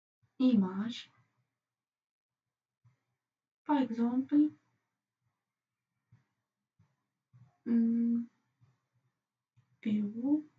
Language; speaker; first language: French; non-native, fluent; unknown